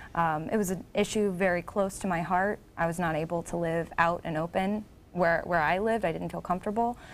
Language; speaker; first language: English; native; English